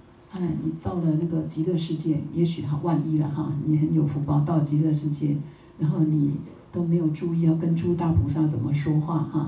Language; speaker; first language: Chinese; native; Chinese